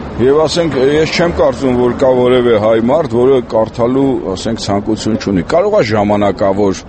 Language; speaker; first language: Armenian; native; Armenian